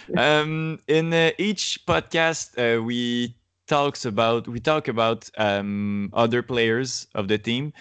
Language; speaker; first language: English; non-native, learner; French